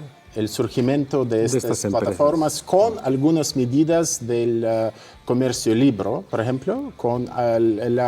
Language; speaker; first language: Spanish; non-native, fluent; Russian